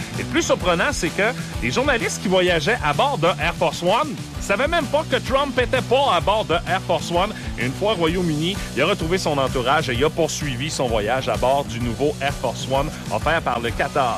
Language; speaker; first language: French; native; French